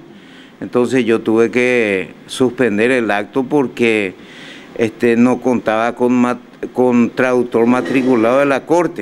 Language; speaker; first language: Spanish; native; Spanish